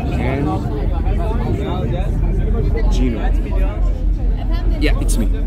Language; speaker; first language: English; non-native, learner; Korean